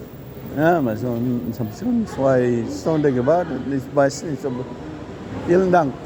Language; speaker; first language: German; non-native, learner; Filipino